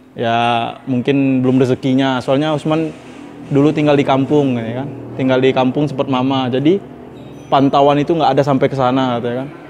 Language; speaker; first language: Indonesian; native; Indonesian